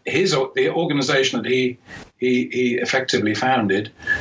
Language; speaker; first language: English; native; English